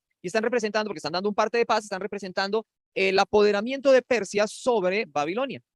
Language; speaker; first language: Spanish; native; Spanish